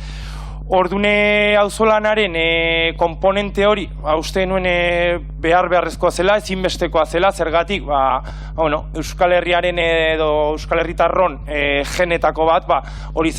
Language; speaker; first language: Basque; native; Basque